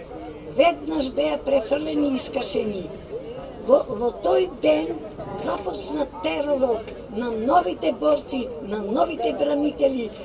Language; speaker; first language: Macedonian; native; Macedonian